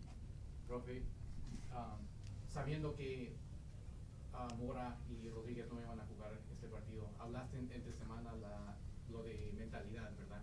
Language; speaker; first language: Spanish; native; Spanish